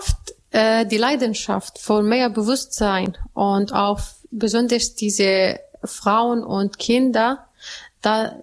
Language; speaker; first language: German; non-native, learner; Arabic